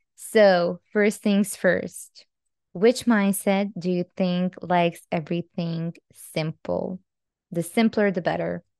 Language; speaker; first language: English; non-native, fluent; Croatian